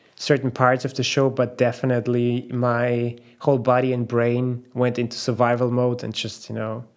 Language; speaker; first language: English; non-native, fluent; German